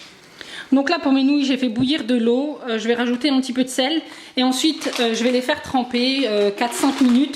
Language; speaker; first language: French; native; French